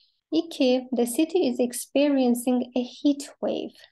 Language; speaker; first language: English; non-native, fluent; Azerbaijani